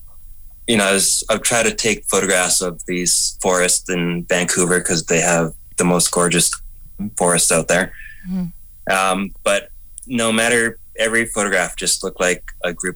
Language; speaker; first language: English; native; English